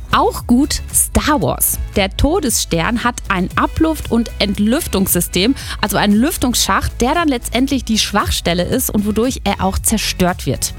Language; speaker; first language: German; native; German